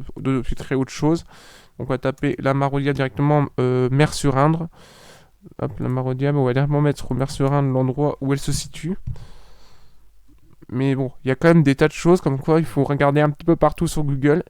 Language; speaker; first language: French; native; French